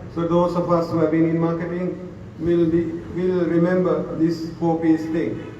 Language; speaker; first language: English; non-native, local second language; Sinhala